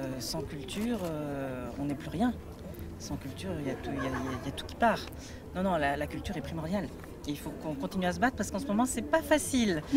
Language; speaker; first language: French; early bilingual, other home language; Arabic